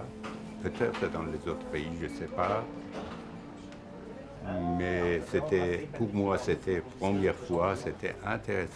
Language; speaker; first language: French; non-native, fluent; Persian